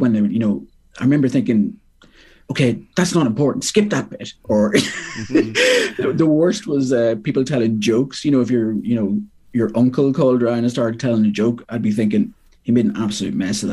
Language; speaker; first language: English; native; English